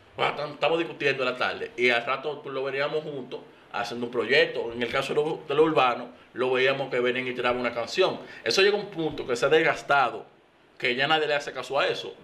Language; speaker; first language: Spanish; native; Spanish